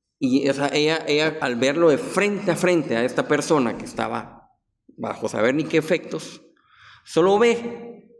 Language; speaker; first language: Spanish; native; Spanish